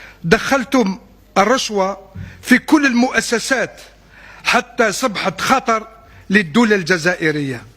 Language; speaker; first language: Arabic; non-native, local second language; Kabyle